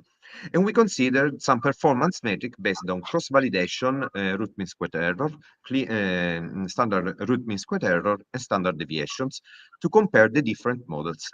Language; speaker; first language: English; non-native, fluent; Italian